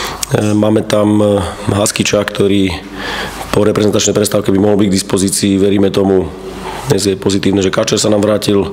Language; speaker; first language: Slovak; native; Slovak